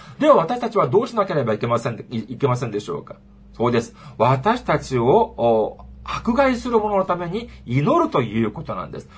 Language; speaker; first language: Japanese; non-native, fluent; Korean